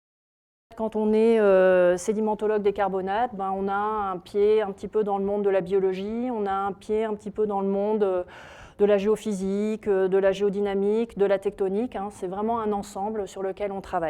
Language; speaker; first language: French; native; French